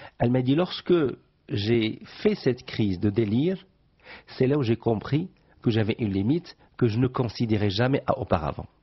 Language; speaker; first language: French; non-native, local second language; Arabic